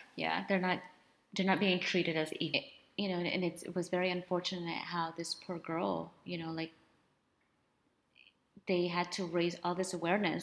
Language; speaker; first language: English; early bilingual, other home language; Spanish